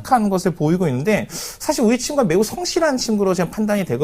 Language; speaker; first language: Korean; native; Korean